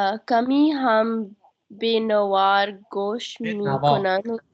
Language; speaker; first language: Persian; non-native, learner; Urdu